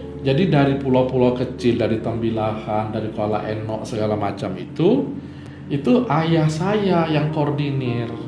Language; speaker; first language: Indonesian; native; Indonesian